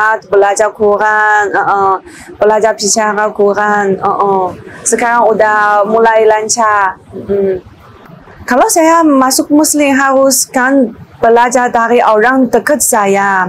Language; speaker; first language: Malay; non-native, learner; Chinese